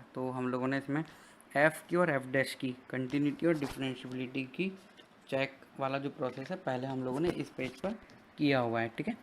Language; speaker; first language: Hindi; native; Hindi